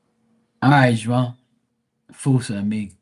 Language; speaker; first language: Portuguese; early bilingual, heritage; Portuguese